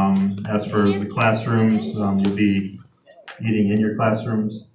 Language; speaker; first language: English; native; English